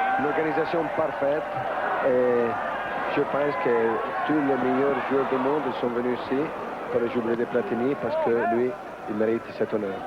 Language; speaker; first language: French; non-native, fluent; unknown